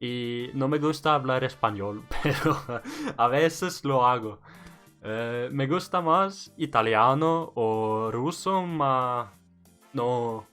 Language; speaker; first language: Spanish; non-native, learner; Norwegian